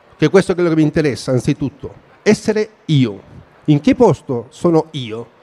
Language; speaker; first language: Italian; non-native, fluent; Spanish